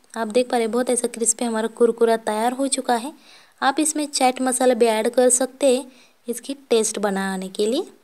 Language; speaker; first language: Hindi; non-native, local second language; Marathi